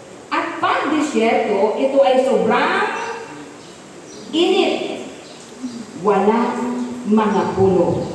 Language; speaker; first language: Filipino; native; Filipino